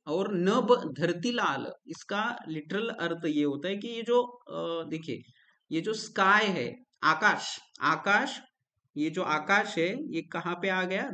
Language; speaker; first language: Hindi; non-native, local second language; Marathi